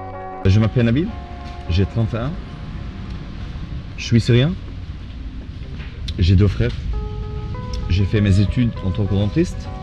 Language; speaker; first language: French; non-native, fluent; Arabic